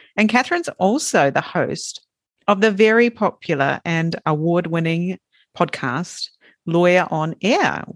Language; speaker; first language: English; native; English